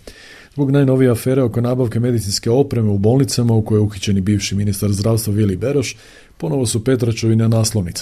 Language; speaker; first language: Croatian; native; Croatian